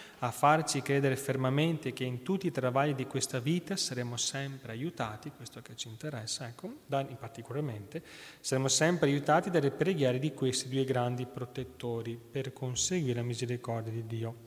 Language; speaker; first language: Italian; native; Italian